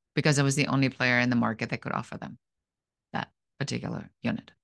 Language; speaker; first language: English; non-native, fluent; German